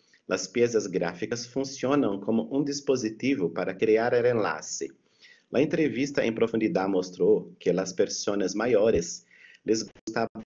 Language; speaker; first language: Spanish; non-native, learner; Portuguese